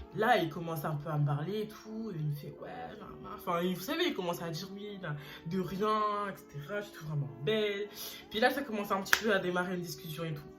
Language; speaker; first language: French; early bilingual, other home language; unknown